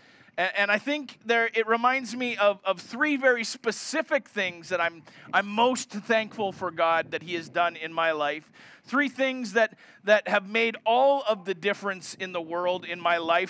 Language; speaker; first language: English; native; English